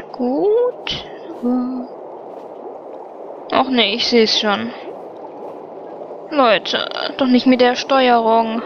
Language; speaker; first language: German; native; German